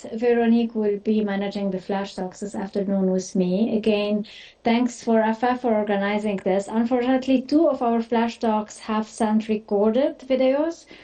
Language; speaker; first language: English; non-native, fluent; French